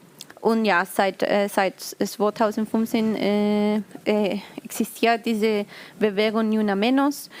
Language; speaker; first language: German; non-native, learner; Spanish